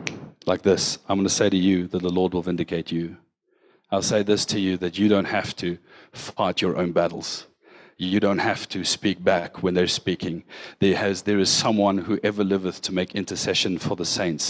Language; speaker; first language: English; native; English